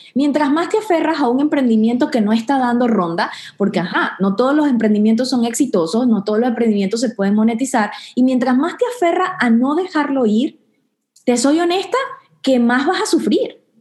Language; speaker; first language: Spanish; native; Spanish